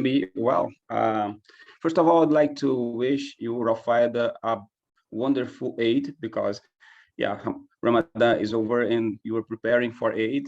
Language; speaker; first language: English; non-native, fluent; Portuguese